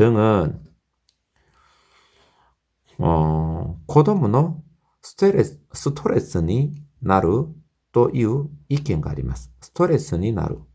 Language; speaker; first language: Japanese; non-native, fluent; Korean